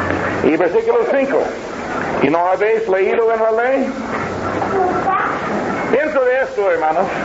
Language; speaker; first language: Spanish; non-native, learner; English